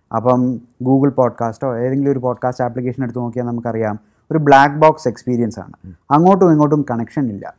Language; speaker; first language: Malayalam; native; Malayalam